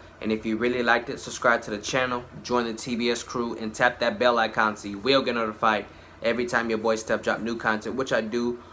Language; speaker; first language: English; native; English